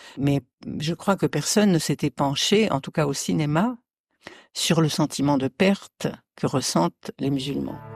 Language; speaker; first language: French; early bilingual, other home language; Arabic